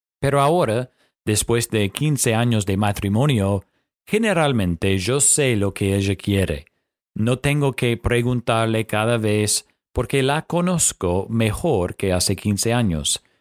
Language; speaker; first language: Spanish; non-native, fluent; English